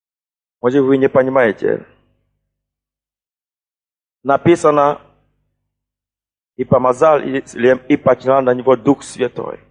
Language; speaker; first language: Russian; non-native, fluent; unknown